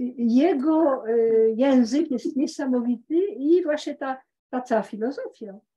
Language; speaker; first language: Polish; early bilingual, heritage; Polish